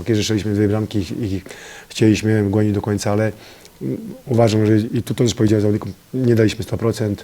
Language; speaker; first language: Polish; non-native, fluent; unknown